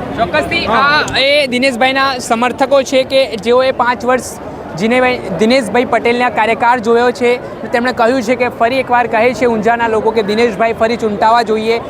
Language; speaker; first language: Gujarati; native; Gujarati